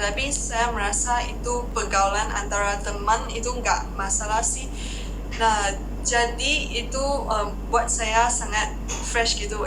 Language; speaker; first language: Indonesian; non-native, fluent; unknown